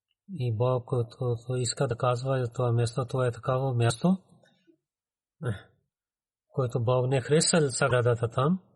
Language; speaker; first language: Bulgarian; non-native, learner; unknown